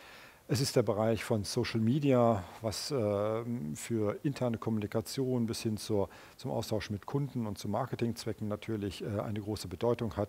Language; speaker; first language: German; native; German